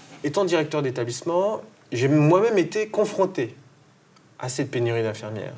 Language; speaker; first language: French; native; French